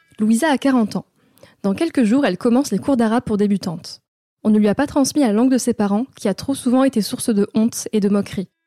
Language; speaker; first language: French; early bilingual, other home language; Arabic